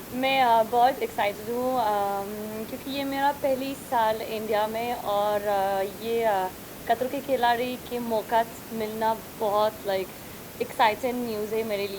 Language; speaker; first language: Hindi; non-native, learner; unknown